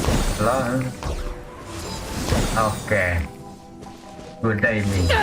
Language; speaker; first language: English; non-native, learner; Indonesian